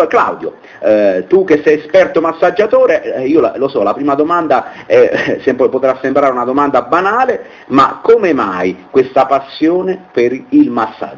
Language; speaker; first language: Italian; native; Italian